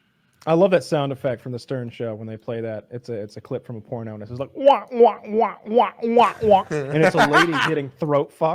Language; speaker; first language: English; native; English